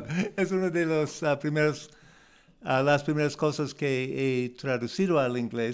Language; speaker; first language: Spanish; non-native, learner; English